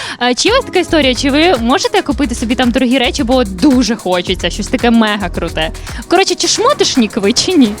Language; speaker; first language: Ukrainian; native; Ukrainian